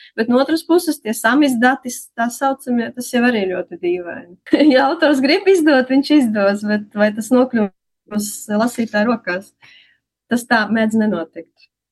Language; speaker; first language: Latvian; native; Latvian